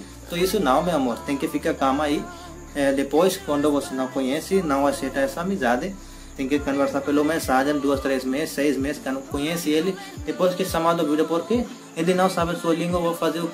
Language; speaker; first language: Portuguese; non-native, learner; Hindi